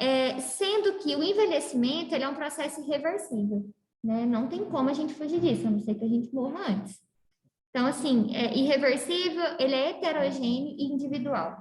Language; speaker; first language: Portuguese; native; Portuguese